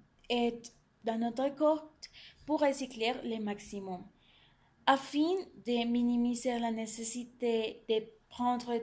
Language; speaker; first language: French; non-native, learner; Spanish